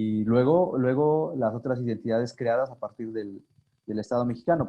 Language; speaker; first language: Spanish; non-native, local second language; Zapotec